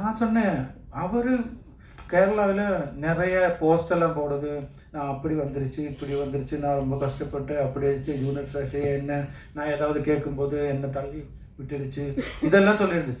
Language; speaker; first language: Tamil; non-native, learner; Malayalam